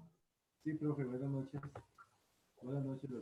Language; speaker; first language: Spanish; native; Spanish